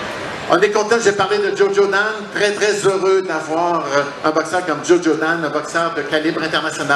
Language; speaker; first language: French; native; French